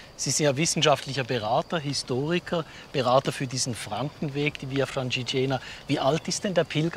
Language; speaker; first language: German; native; German